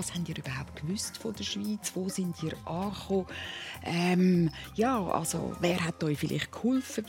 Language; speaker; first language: German; native; German